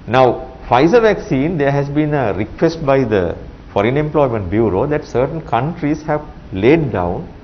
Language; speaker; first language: English; non-native, local second language; Sinhala